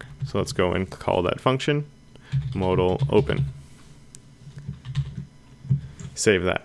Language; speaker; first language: English; native; English